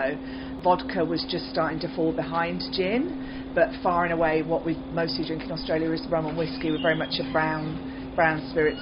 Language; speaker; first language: English; native; English